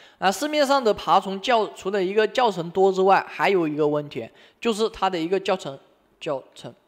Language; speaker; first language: Chinese; native; Chinese